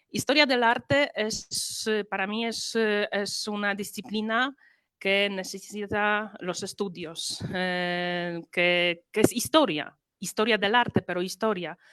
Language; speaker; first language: Spanish; non-native, fluent; Polish